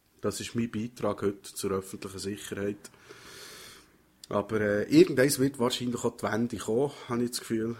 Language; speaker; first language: German; native; German